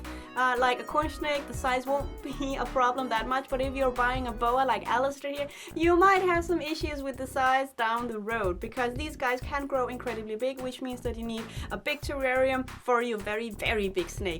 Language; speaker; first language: English; non-native, fluent; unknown